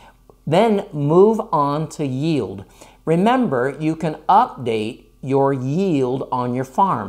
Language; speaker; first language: English; native; English